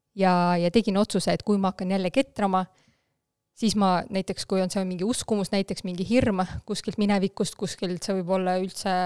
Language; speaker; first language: Estonian; non-native, local second language; Russian